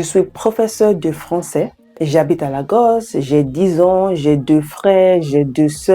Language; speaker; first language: French; non-native, fluent; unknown